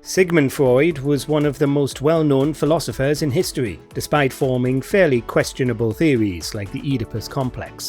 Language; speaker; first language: English; native; English